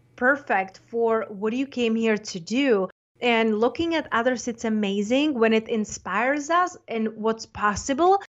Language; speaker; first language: English; non-native, fluent; Czech